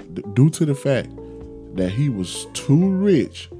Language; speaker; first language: English; native; English